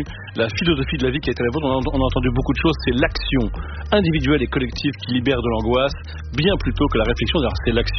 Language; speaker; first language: French; native; French